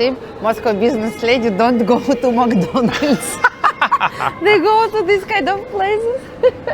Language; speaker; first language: English; non-native, learner; Russian